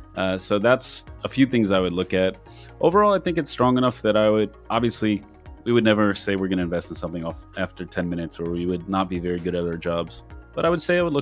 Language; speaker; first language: English; native; English